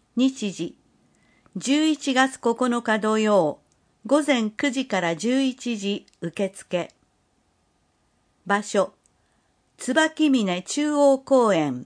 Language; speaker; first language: Japanese; native; Japanese